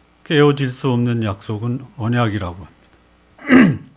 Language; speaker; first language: Korean; native; Korean